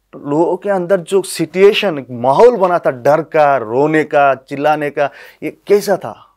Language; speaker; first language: Hindi; non-native, local second language; Bangla